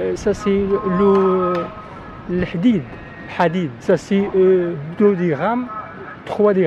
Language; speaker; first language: French; non-native, learner; Arabic